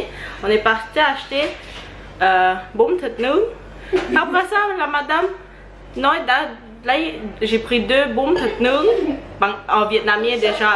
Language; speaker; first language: French; early bilingual, other home language; Vietnamese